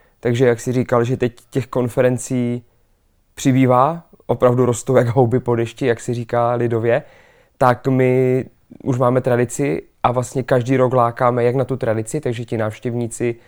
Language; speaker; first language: Czech; native; Czech